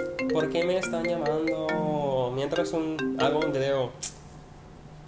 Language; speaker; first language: Spanish; non-native, learner; English